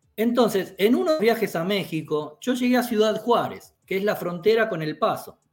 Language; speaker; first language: Spanish; native; Spanish